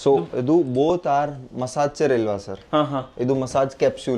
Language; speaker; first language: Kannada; non-native, local second language; Hindi